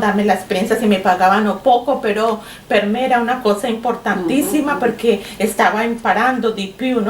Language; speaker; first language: Italian; non-native, learner; Spanish